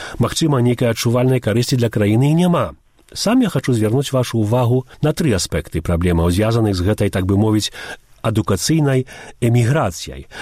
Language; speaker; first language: Belarusian; early bilingual, heritage; Belarusian